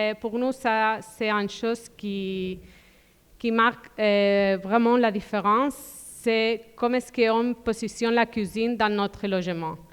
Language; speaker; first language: French; non-native, fluent; Spanish